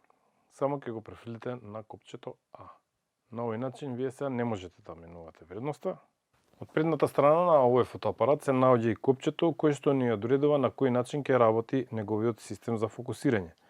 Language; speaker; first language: Macedonian; native; Macedonian